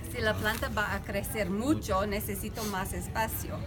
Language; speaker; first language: Spanish; non-native, fluent; English